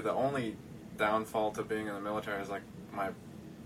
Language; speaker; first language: English; native; English